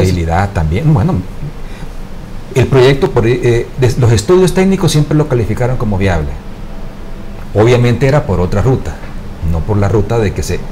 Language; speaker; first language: Spanish; native; Spanish